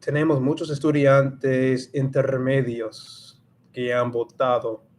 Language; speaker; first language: Spanish; non-native, learner; English